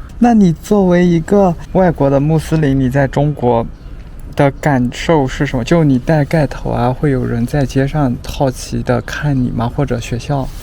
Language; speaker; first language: Chinese; native; Chinese